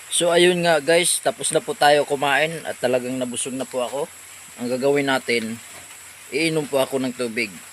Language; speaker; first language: Filipino; non-native, local second language; Waray